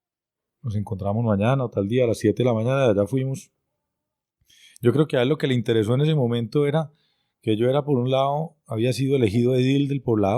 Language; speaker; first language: Spanish; native; Spanish